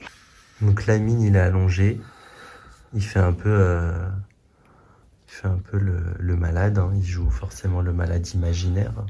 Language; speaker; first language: French; native; French